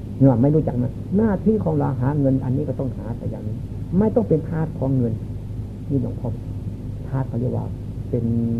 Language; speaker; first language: Thai; non-native, local second language; Lao